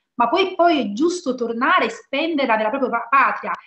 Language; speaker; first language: Italian; native; Italian